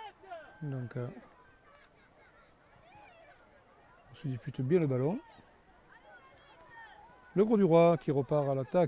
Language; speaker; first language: French; native; French